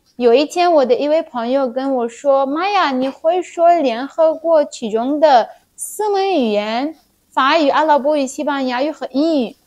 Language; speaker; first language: Chinese; non-native, fluent; Persian